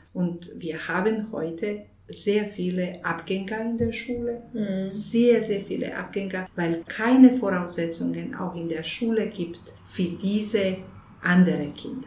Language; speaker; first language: German; non-native, fluent; Bosnian